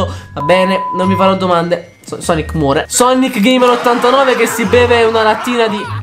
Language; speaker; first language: Italian; native; Italian